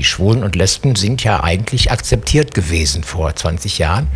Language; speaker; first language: German; native; German